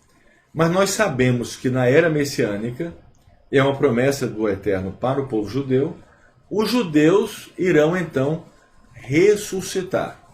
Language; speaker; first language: Portuguese; native; Portuguese